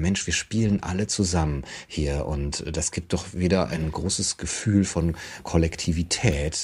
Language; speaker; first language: German; native; German